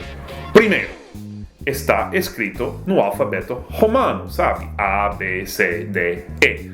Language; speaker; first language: Portuguese; non-native, fluent; English